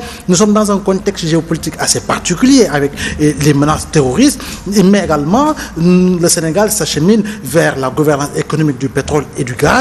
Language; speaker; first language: French; non-native, local second language; Wolof